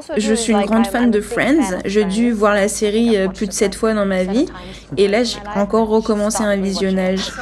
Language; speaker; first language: French; non-native, fluent; German